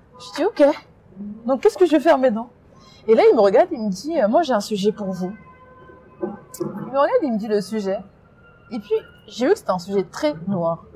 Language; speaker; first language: French; early bilingual, other home language; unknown